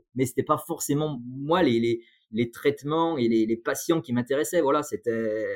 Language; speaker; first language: French; native; French